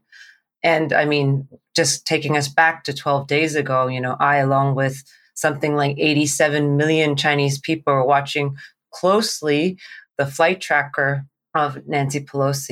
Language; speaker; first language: English; non-native, local second language; Cantonese